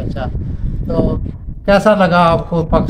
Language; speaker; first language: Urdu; non-native, local second language; Punjabi